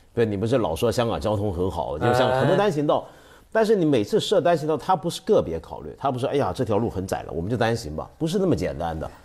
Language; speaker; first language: Chinese; native; Chinese